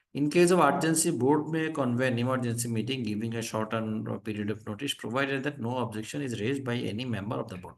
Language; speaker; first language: English; non-native, local second language; Bangla